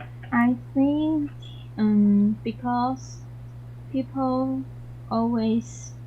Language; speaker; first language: English; non-native, learner; Chinese